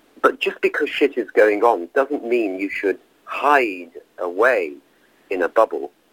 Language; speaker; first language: English; native; English